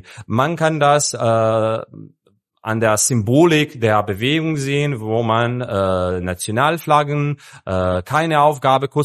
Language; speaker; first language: German; non-native, fluent; Serbian